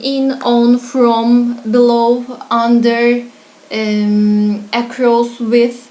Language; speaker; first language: English; non-native, fluent; Turkish